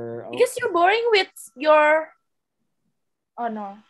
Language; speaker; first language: English; non-native, local second language; Indonesian